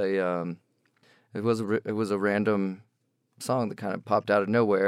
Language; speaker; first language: English; native; English